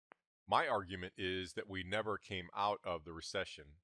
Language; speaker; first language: English; native; English